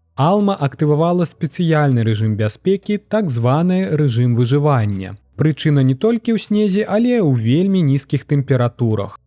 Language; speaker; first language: Belarusian; native; Belarusian